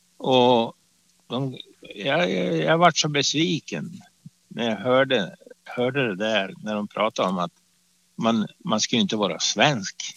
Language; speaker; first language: Swedish; native; Swedish